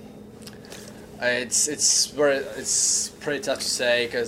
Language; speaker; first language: English; non-native, learner; Czech